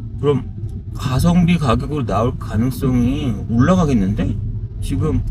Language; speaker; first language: Korean; native; Korean